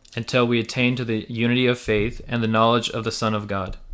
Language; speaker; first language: English; early bilingual, other home language; Russian